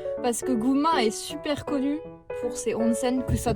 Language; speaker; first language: French; native; French